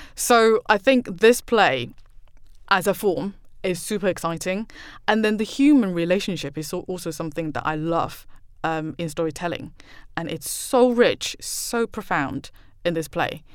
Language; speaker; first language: English; non-native, fluent; Chinese